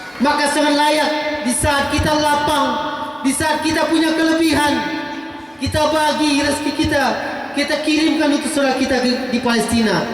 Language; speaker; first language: Indonesian; native; Indonesian